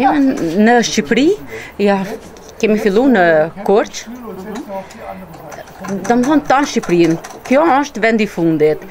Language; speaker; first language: Albanian; early bilingual, heritage; Albanian